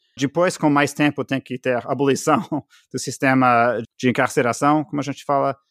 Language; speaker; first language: Portuguese; non-native, fluent; English